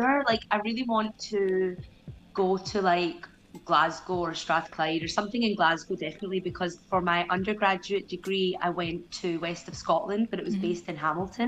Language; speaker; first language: English; native; English